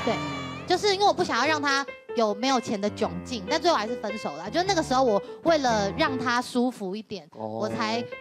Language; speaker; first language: Chinese; native; Chinese